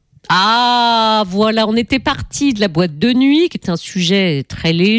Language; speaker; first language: French; native; French